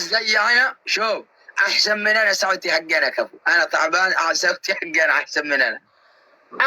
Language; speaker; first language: Arabic; non-native, learner; Oromo